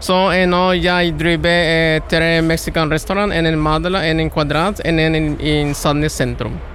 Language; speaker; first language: Norwegian; non-native, learner; Spanish